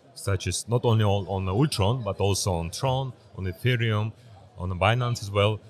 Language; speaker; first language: English; early bilingual, other home language; Uzbek